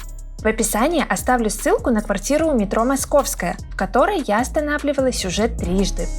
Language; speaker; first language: Russian; native; Russian